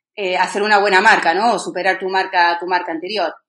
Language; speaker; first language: Spanish; native; Spanish